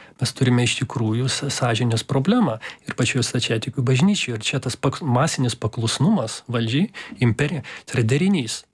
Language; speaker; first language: Lithuanian; non-native, local second language; Russian